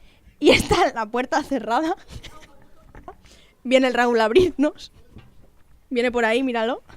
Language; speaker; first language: Spanish; native; Spanish